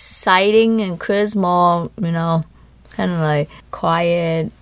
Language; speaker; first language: English; non-native, fluent; Vietnamese